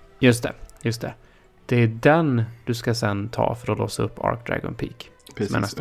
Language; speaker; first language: Swedish; native; Swedish